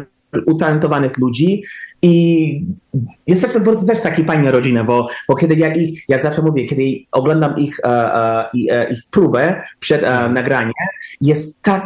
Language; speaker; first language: Polish; early bilingual, heritage; English